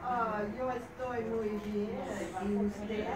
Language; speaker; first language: Spanish; non-native, learner; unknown